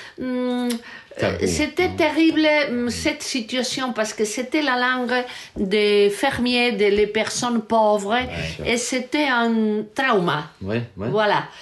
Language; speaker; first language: French; non-native, learner; Galician